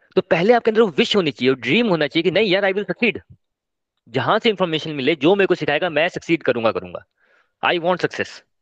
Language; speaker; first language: Hindi; non-native, local second language; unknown